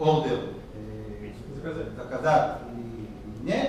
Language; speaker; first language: Russian; non-native, learner; Hebrew